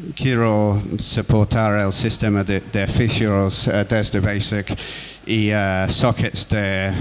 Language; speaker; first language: Spanish; non-native, learner; English